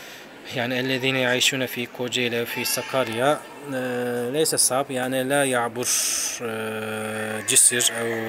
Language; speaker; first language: Arabic; non-native, fluent; Turkish